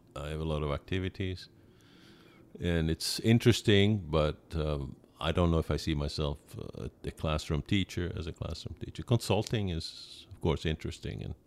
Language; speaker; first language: English; non-native, fluent; Italian